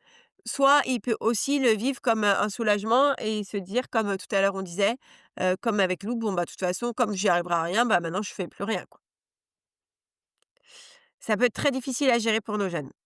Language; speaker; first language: French; native; French